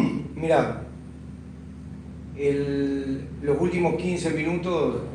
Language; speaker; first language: Spanish; native; Spanish